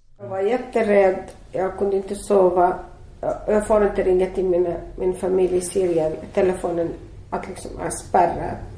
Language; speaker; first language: Swedish; non-native, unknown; Arabic